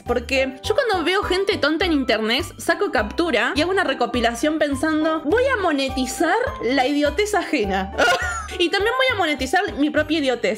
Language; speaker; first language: Spanish; native; Spanish